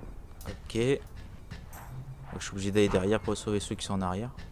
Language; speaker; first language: French; native; French